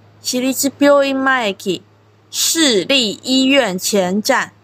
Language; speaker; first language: Japanese; non-native, fluent; Chinese